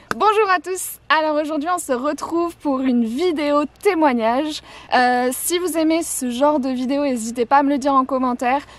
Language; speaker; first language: French; native; French